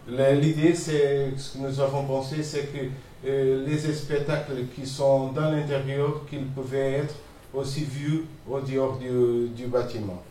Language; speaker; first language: French; non-native, fluent; Portuguese